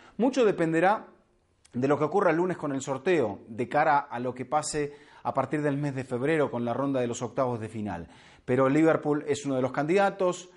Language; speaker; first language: Spanish; native; Spanish